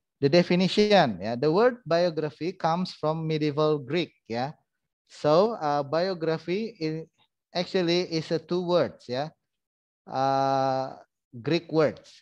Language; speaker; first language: English; non-native, fluent; Indonesian